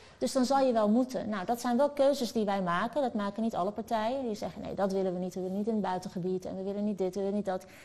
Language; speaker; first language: Dutch; early bilingual, other home language; Turkish